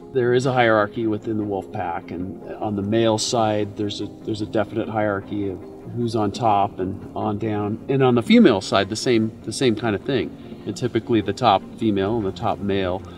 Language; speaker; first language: English; native; English